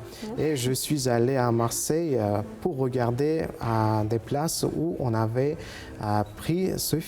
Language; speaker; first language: French; non-native, fluent; Uzbek